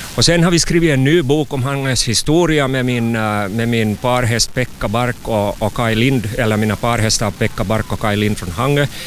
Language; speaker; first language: Swedish; native; Swedish